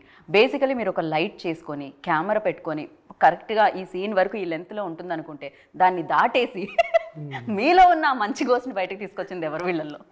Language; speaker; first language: Telugu; native; Telugu